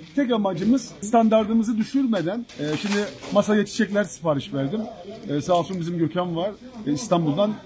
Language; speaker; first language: Turkish; native; Turkish